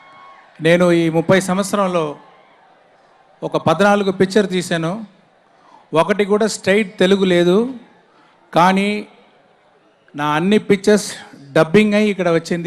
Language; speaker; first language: Telugu; non-native, local second language; Tamil